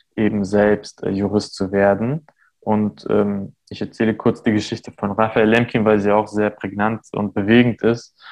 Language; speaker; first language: German; early bilingual, other home language; Armenian